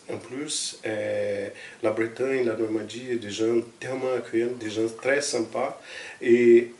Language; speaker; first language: French; non-native, fluent; Portuguese